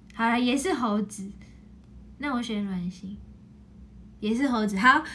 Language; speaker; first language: Chinese; non-native, fluent; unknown